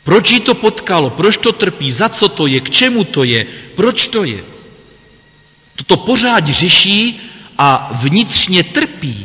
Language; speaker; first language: Czech; native; Czech